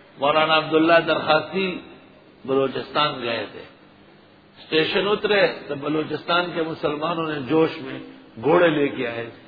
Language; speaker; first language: Urdu; non-native, local second language; Pashto